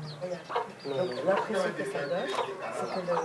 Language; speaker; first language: French; native; French